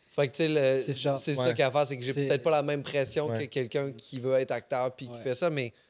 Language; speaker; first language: French; native; French